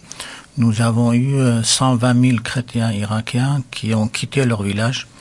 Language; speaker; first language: French; non-native, local second language; Arabic